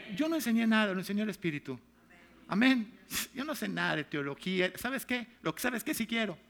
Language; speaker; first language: Spanish; native; Spanish